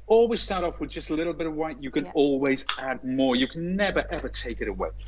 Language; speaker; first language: English; native; English